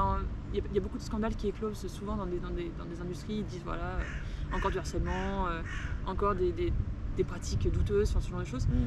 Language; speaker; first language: French; native; French